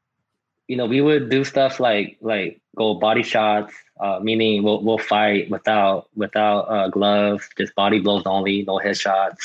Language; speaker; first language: English; native; English